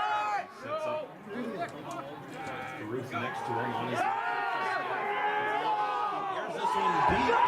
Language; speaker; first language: English; native; English